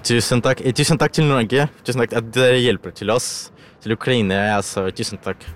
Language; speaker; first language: Norwegian; non-native, learner; Ukrainian